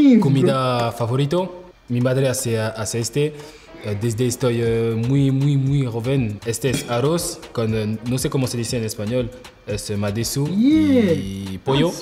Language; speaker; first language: Spanish; non-native, learner; French